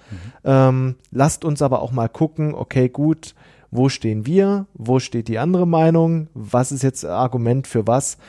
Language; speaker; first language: German; native; German